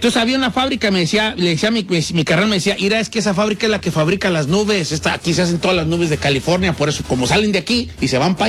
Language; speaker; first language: Spanish; native; Spanish